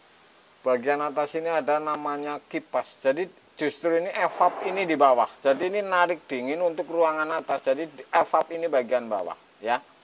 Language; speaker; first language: Indonesian; native; Indonesian